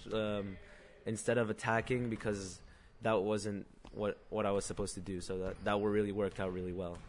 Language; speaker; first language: English; non-native, fluent; Arabic